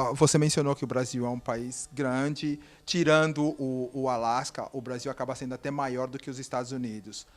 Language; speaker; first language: Portuguese; native; Portuguese